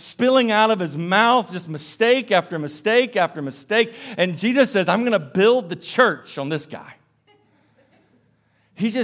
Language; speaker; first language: English; native; English